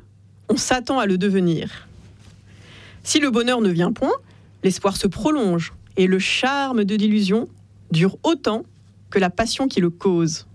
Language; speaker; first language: French; native; French